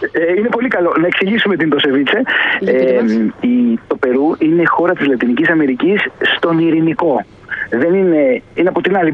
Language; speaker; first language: Greek; native; Greek